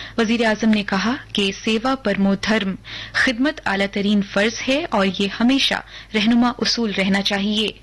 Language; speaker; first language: Urdu; non-native, local second language; Hindi